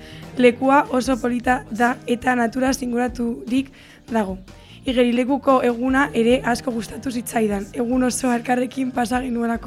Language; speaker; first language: Basque; non-native, local second language; Spanish